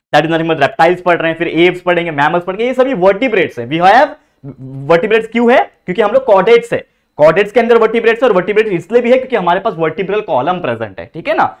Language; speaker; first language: Hindi; native; Hindi